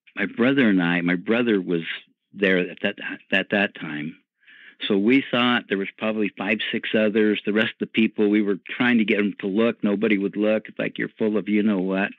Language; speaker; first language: English; native; English